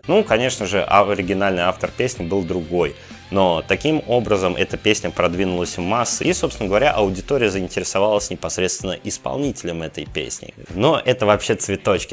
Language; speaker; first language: Russian; native; Russian